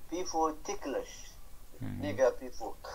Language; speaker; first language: Chinese; non-native, learner; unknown